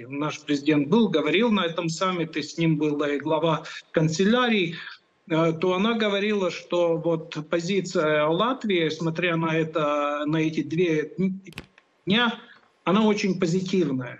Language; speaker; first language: Russian; non-native, local second language; Latvian